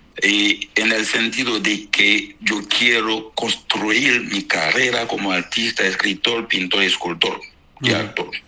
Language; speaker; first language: Spanish; non-native, fluent; Haitian Creole